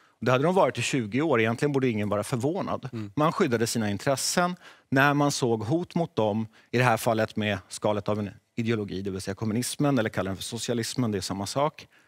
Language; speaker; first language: Swedish; early bilingual, other home language; Czech